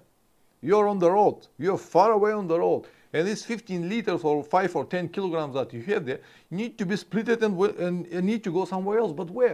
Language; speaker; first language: English; non-native, fluent; Bulgarian